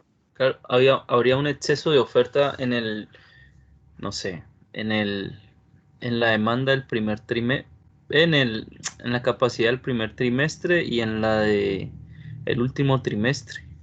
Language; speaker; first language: Spanish; native; Spanish